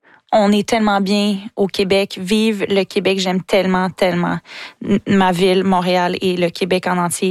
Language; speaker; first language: French; native; French